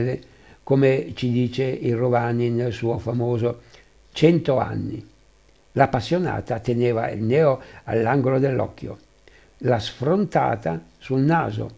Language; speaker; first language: Italian; native; Italian